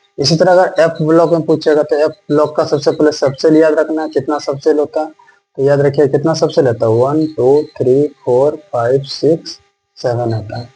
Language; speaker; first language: Hindi; native; Hindi